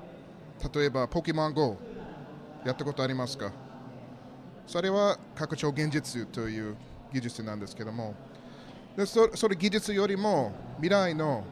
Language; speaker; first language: Japanese; non-native, learner; English